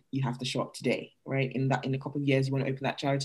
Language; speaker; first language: English; non-native, local second language; Yoruba